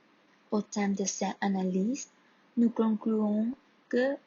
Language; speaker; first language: French; non-native, learner; Thai